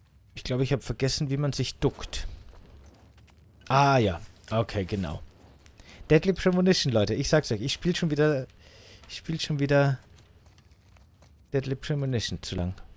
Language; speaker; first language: German; native; German